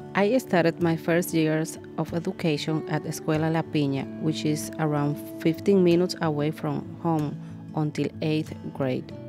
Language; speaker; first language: English; non-native, fluent; Spanish